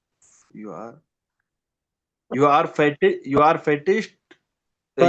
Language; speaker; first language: English; non-native, learner; Hindi